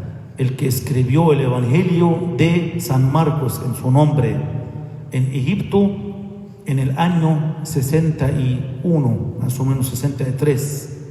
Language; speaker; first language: Spanish; non-native, fluent; Arabic